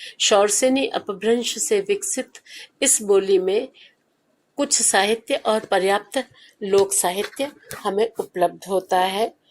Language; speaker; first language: Hindi; native; Hindi